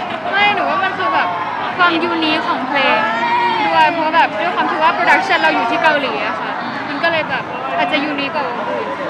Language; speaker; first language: Thai; non-native, fluent; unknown